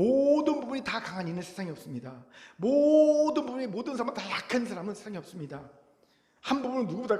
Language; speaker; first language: Korean; native; Korean